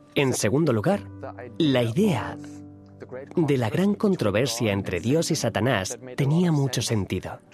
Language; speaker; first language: Spanish; non-native, fluent; German